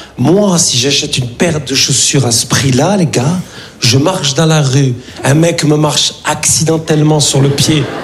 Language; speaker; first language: French; early bilingual, other home language; Arabic